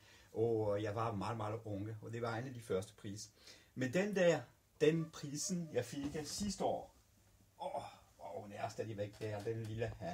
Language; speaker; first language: Danish; non-native, fluent; French